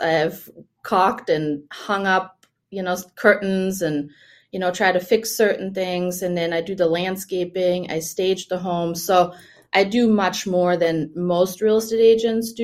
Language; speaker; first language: English; non-native, fluent; German